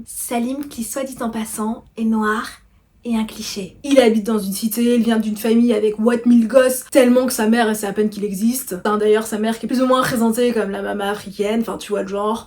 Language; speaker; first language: French; native; French